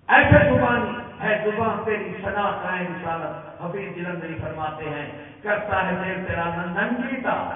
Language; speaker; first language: Urdu; non-native, local second language; Punjabi